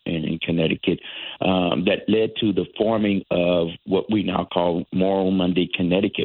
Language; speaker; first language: English; native; English